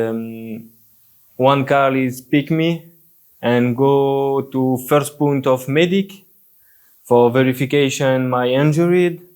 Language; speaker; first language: English; non-native, learner; French